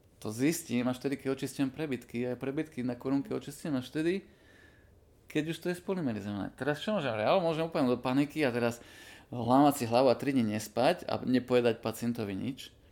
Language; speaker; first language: Slovak; native; Slovak